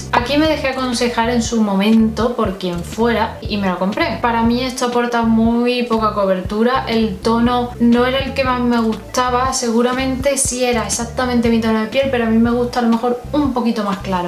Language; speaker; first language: Spanish; native; Spanish